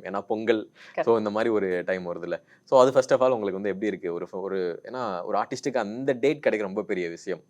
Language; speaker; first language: Tamil; native; Tamil